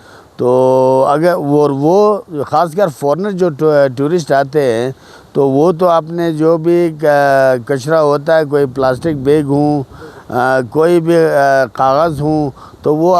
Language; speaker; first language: Urdu; non-native, local second language; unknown